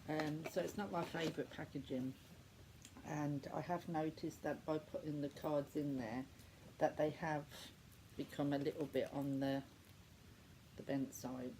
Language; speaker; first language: English; native; English